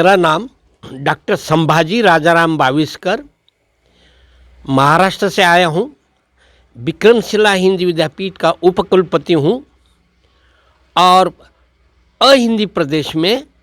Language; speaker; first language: Hindi; non-native, local second language; Marathi